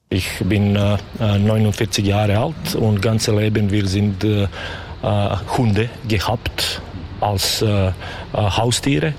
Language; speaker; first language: German; non-native, learner; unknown